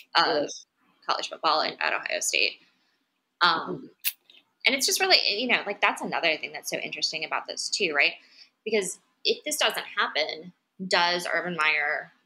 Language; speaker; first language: English; native; English